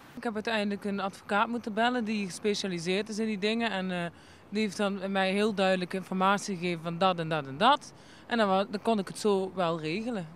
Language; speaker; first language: Dutch; native; Dutch